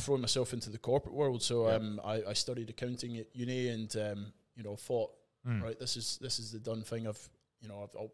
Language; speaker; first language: English; native; English